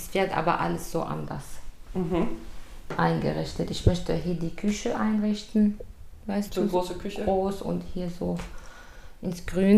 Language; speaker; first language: German; non-native, fluent; Arabic